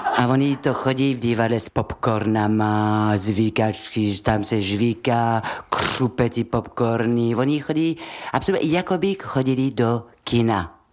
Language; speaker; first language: Czech; non-native, fluent; French